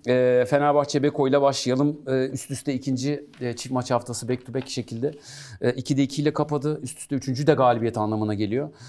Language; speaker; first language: Turkish; native; Turkish